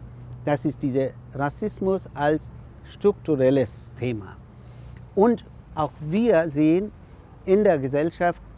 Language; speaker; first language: German; non-native, fluent; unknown